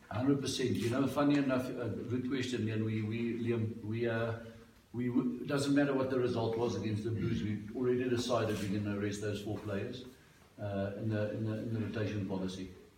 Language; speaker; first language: English; non-native, local second language; Afrikaans